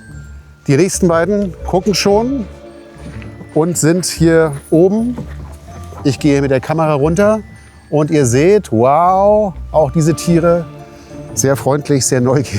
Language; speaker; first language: German; native; German